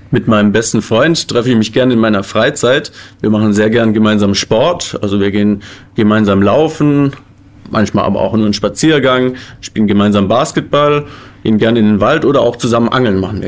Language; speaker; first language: German; native; German